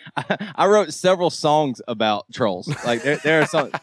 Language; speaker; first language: English; native; English